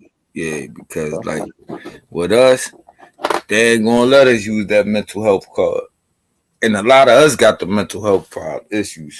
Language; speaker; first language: English; native; English